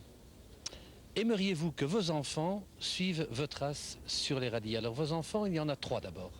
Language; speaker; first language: French; native; French